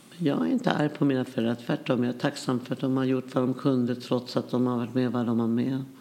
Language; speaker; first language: Swedish; early bilingual, other home language; Yiddish